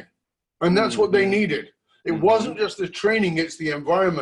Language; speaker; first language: English; native; English